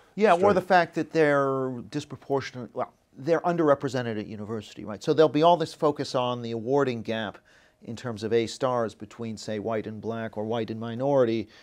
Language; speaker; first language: English; native; English